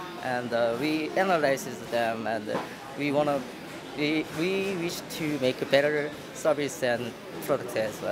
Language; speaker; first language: English; non-native, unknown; Korean